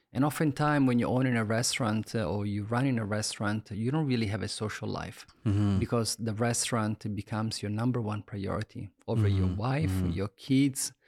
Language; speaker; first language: English; non-native, fluent; Italian